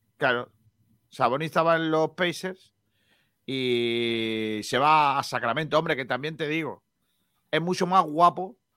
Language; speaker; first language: Spanish; native; Spanish